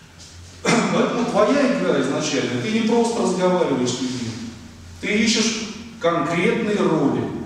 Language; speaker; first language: Russian; native; Russian